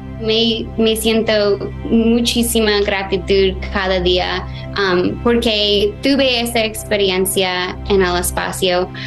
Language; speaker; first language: Spanish; non-native, fluent; English